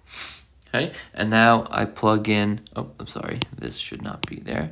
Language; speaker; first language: English; native; English